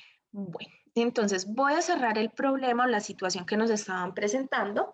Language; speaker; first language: Spanish; native; Spanish